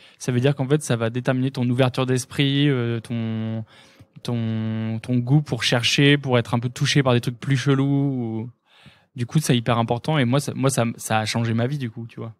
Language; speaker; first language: French; native; French